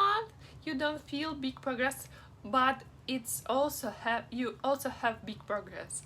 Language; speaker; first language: English; non-native, learner; Russian